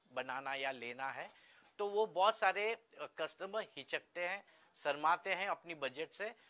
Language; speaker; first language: Hindi; non-native, local second language; Gujarati